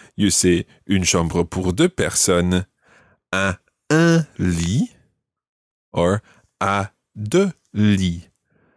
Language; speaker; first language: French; non-native, fluent; English